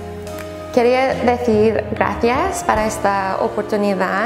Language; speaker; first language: Spanish; non-native, learner; English